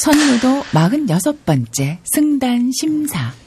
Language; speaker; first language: Korean; native; Korean